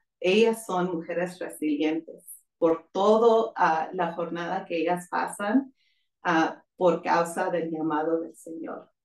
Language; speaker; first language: Spanish; early bilingual, heritage; Spanish